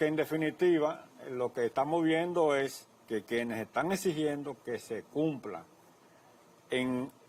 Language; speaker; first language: Spanish; native; Spanish